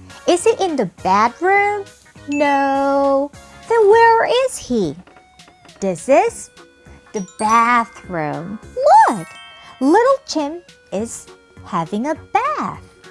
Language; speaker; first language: English; non-native, fluent; Korean